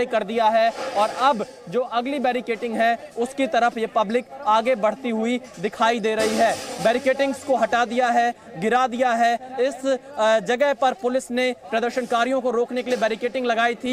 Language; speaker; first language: Hindi; native; Hindi